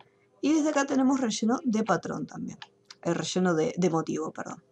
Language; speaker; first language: Spanish; native; Spanish